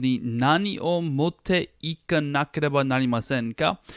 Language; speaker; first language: Japanese; non-native, fluent; English